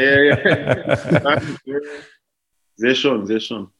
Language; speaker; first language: German; non-native, fluent; English